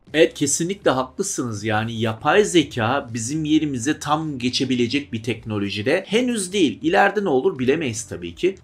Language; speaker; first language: Turkish; early bilingual, heritage; Turkish